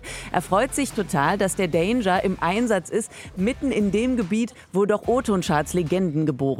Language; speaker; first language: German; native; German